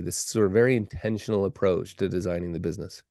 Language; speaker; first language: English; native; English